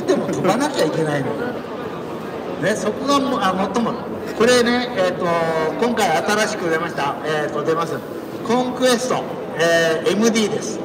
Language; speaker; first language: Japanese; native; Japanese